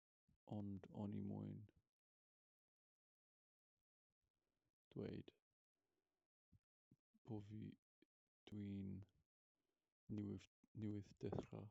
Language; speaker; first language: Welsh; non-native, learner; English